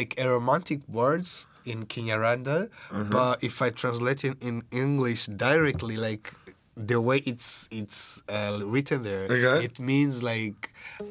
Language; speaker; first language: English; non-native, local second language; Kinyarwanda